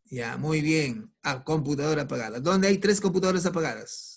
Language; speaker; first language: Spanish; native; Spanish